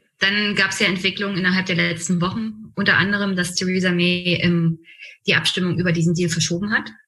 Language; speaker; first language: German; native; German